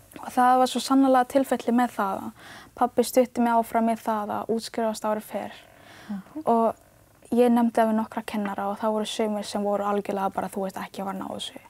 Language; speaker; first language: Icelandic; early bilingual, other home language; Ganda